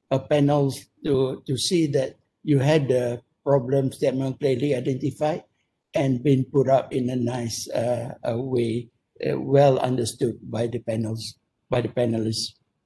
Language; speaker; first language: English; non-native, local second language; Malay